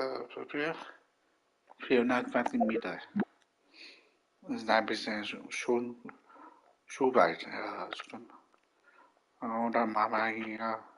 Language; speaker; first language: German; non-native, learner; Vietnamese